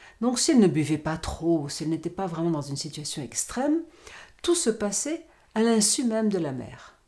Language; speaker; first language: French; non-native, fluent; Portuguese